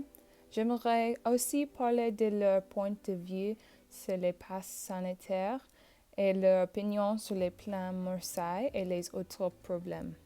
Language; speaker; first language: French; non-native, learner; English